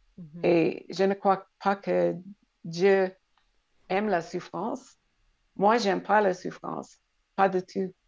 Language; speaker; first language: French; non-native, local second language; English